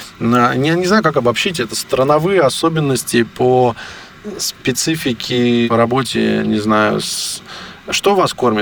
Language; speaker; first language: Russian; native; Russian